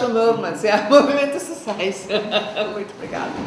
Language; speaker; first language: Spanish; non-native, fluent; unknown